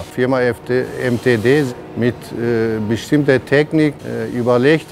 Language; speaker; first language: German; non-native, learner; Polish